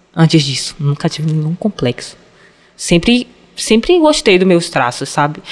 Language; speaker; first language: Portuguese; native; Portuguese